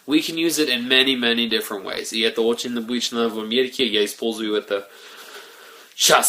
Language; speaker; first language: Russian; non-native, learner; English